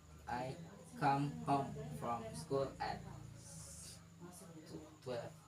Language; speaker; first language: English; non-native, learner; Indonesian